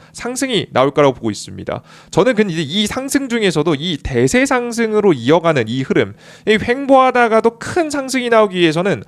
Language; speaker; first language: Korean; native; Korean